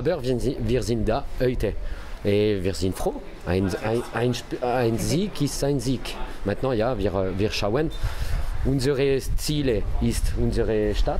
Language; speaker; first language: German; non-native, learner; French